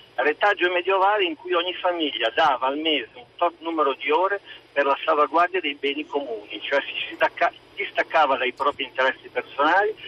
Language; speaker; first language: Italian; native; Italian